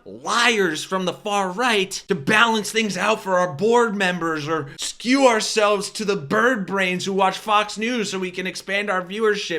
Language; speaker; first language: English; native; English